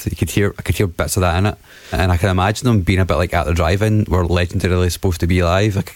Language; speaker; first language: English; native; English